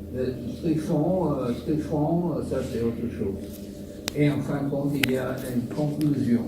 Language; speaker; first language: French; non-native, fluent; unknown